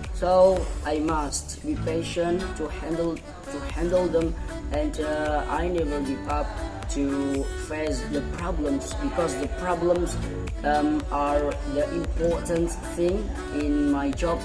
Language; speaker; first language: English; non-native, learner; Indonesian